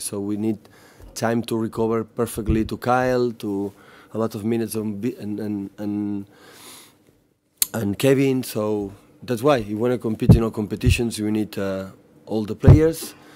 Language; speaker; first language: English; non-native, fluent; Catalan